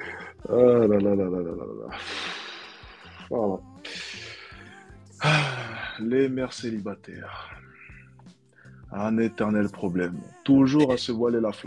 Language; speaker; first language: French; native; French